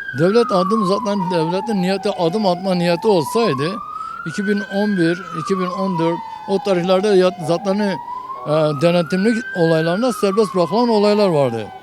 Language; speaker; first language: Turkish; non-native, local second language; Kurdish